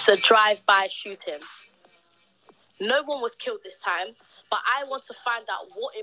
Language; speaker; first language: English; native; English